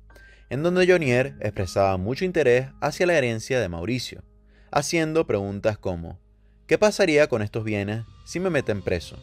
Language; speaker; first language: Spanish; native; Spanish